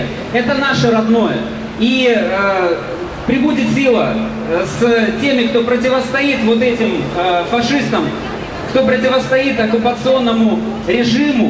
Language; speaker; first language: Russian; native; Russian